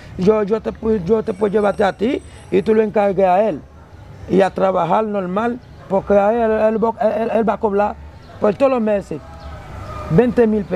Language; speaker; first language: Spanish; non-native, learner; Haitian Creole